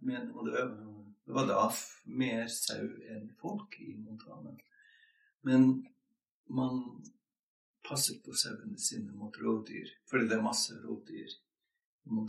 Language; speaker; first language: Norwegian; non-native, fluent; English